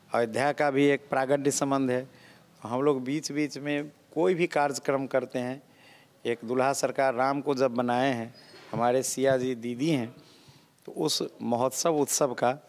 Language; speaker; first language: Hindi; non-native, local second language; Maithili